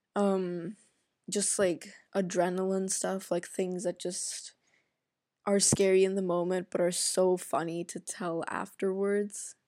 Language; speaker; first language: English; non-native, fluent; Arabic